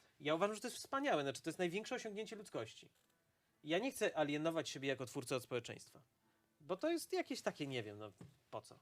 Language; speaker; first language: Polish; native; Polish